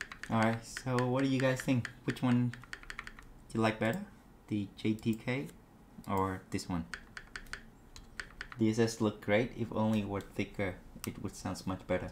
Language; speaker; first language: English; non-native, fluent; Vietnamese